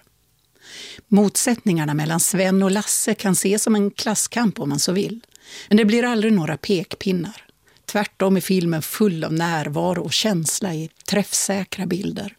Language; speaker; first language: Swedish; native; Swedish